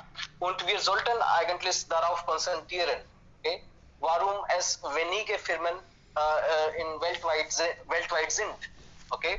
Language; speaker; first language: German; non-native, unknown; Hindi